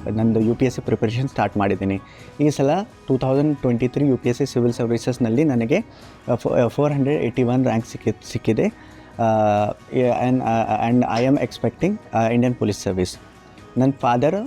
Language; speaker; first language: Kannada; non-native, local second language; Urdu